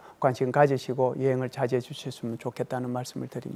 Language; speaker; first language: Korean; native; Korean